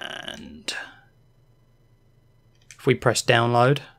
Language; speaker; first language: English; native; English